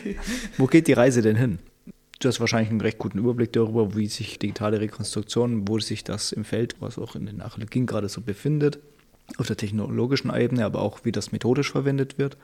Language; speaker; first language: German; native; German